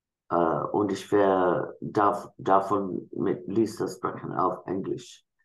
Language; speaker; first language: German; non-native, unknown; English